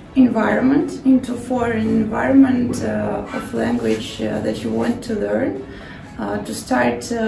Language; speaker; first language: English; non-native, fluent; Russian